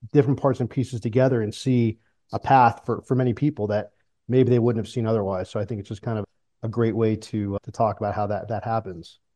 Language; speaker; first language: English; native; English